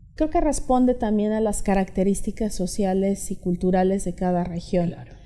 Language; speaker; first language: Spanish; native; Spanish